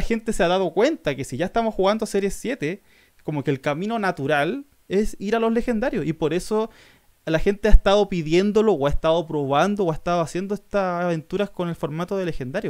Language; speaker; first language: Spanish; native; Spanish